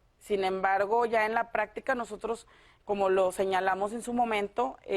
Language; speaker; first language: Spanish; native; Spanish